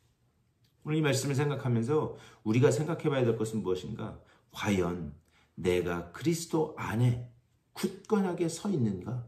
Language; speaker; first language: Korean; native; Korean